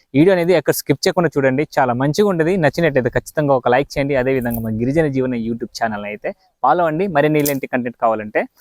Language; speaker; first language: Telugu; native; Telugu